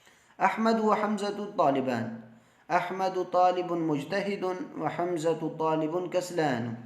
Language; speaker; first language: Arabic; non-native, fluent; Urdu